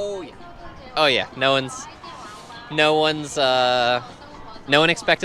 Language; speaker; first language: English; native; English